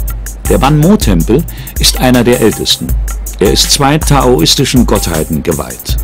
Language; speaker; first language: German; native; German